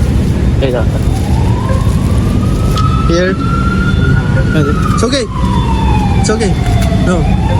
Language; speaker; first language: English; non-native, local second language; Filipino